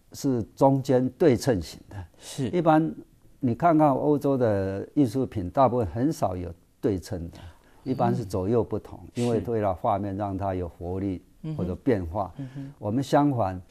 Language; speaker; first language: Chinese; native; Chinese